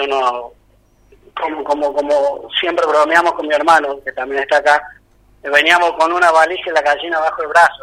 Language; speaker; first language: Spanish; native; Spanish